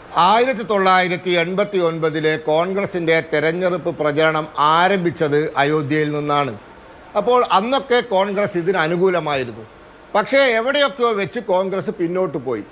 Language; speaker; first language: Malayalam; native; Malayalam